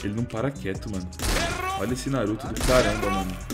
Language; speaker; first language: Portuguese; native; Portuguese